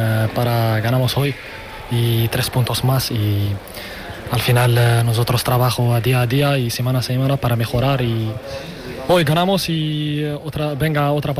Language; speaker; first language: Spanish; non-native, learner; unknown